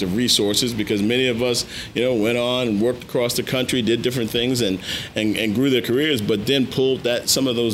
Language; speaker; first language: English; native; English